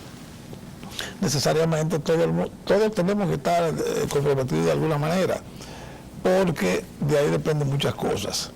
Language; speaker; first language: Spanish; native; Spanish